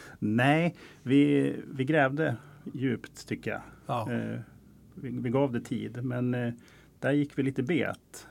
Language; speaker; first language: Swedish; native; Swedish